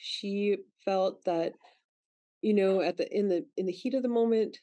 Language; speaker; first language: English; native; English